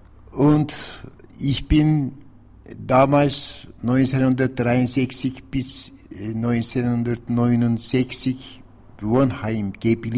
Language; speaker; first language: German; non-native, learner; Turkish